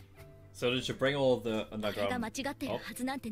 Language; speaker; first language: English; native; English